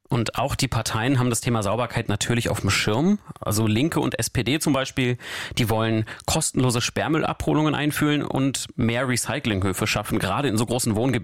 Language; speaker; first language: German; native; German